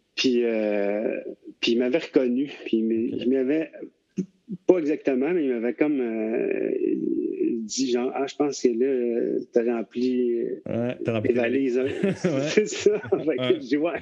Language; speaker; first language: French; native; French